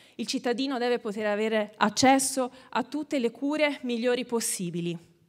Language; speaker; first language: Italian; native; Italian